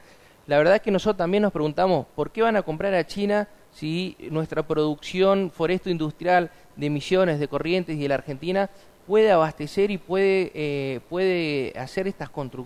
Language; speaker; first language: Spanish; native; Spanish